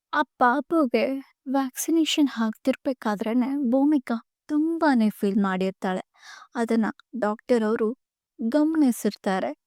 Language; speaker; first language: Kannada; native; Kannada